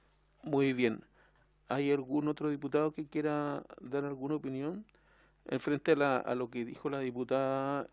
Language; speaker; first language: Spanish; native; Spanish